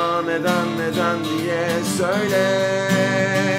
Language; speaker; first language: Turkish; early bilingual, heritage; Turkish